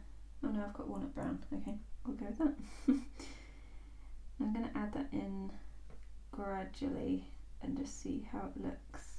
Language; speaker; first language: English; native; English